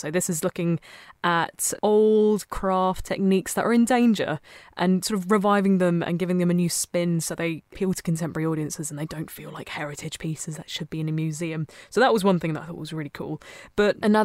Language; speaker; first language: English; native; English